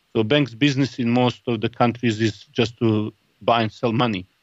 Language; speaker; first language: English; non-native, fluent; Bosnian